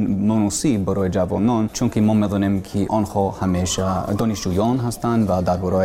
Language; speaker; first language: Persian; non-native, learner; English